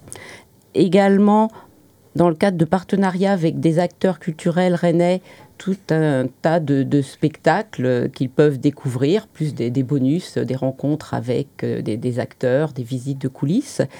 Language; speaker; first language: French; native; French